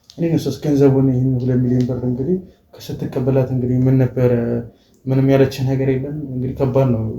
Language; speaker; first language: Amharic; native; Amharic